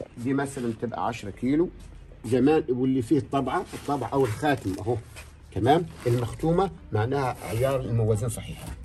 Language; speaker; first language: Egyptian Arabic; non-native, local second language; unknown